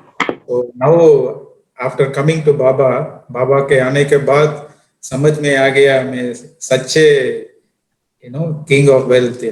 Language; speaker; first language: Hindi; non-native, local second language; Tamil